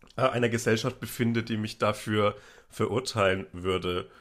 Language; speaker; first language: German; native; German